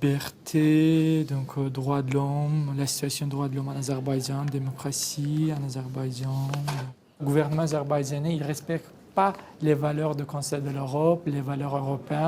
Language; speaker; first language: French; non-native, fluent; Azerbaijani